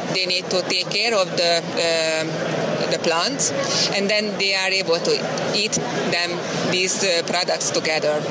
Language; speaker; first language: English; non-native, learner; Hungarian